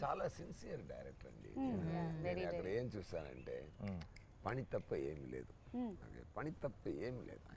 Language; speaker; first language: Telugu; non-native, fluent; Tamil